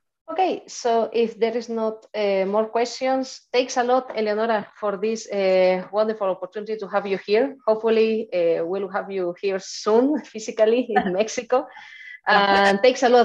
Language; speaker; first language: English; non-native, fluent; Spanish